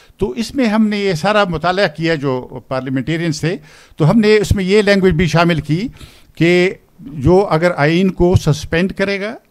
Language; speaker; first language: Urdu; non-native, local second language; Pashto